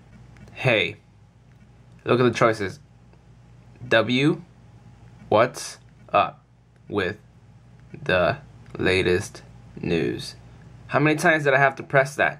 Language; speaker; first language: English; native; English